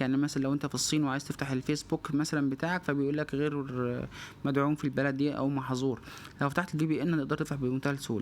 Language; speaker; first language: Arabic; native; Arabic